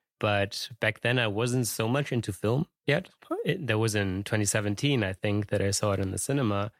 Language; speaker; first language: English; non-native, fluent; German